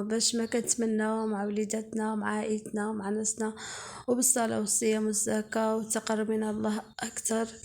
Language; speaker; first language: Arabic; native; Arabic